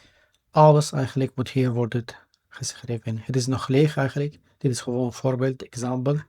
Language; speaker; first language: Dutch; non-native, fluent; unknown